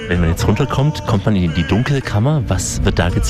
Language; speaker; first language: German; native; German